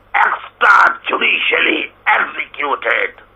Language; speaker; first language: English; non-native, local second language; Urdu